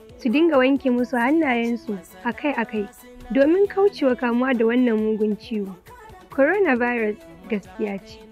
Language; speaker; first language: Hausa; native; Hausa